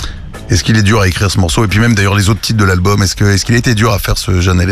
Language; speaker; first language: French; native; French